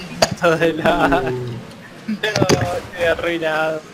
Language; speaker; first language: Spanish; native; Spanish